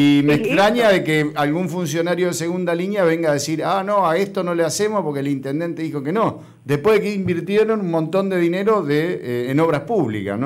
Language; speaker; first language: Spanish; native; Spanish